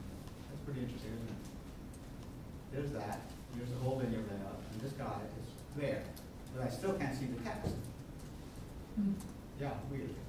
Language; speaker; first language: English; non-native, fluent; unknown